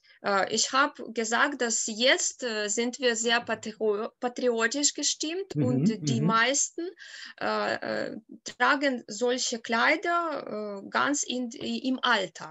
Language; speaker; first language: German; non-native, fluent; Ukrainian